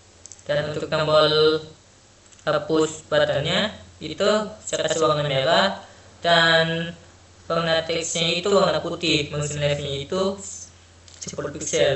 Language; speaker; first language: Indonesian; native; Indonesian